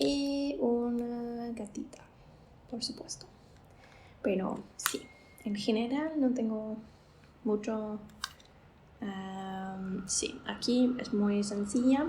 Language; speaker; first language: Spanish; non-native, fluent; English